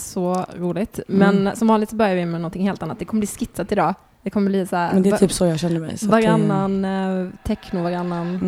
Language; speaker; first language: Swedish; native; Swedish